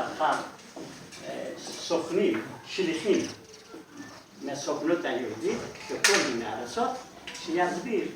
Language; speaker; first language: Hebrew; non-native, fluent; Persian